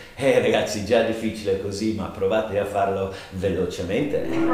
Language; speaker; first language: Italian; non-native, fluent; English